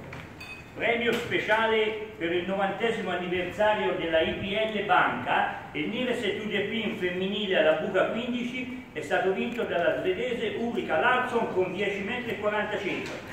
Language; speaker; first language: Italian; native; Italian